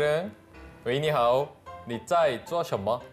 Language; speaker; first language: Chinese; non-native, learner; Korean